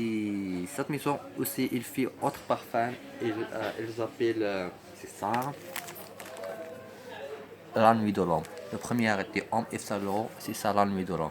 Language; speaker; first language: French; non-native, learner; Arabic